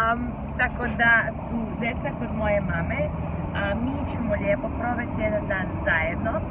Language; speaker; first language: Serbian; early bilingual, heritage; Serbian